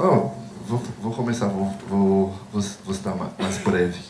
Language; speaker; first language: Portuguese; non-native, learner; Haitian Creole